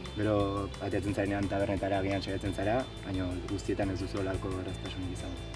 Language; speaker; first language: Basque; native; Basque